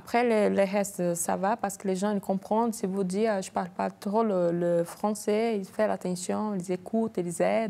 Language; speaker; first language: French; non-native, learner; Portuguese